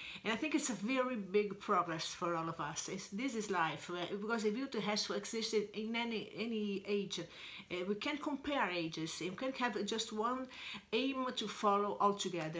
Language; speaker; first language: English; non-native, fluent; Portuguese